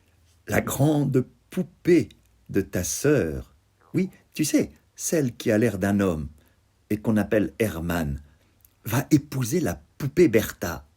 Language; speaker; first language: French; native; French